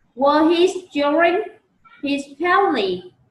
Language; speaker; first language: English; non-native, learner; Vietnamese